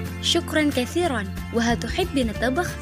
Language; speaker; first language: Arabic; non-native, learner; Indonesian